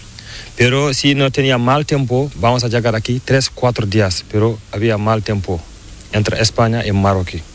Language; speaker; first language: Spanish; non-native, learner; Fula